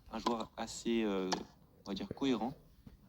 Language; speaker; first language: French; native; French